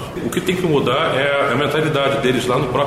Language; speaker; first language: Portuguese; native; Portuguese